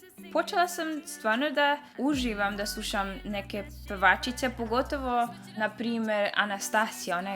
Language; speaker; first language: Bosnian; early bilingual, heritage; Dutch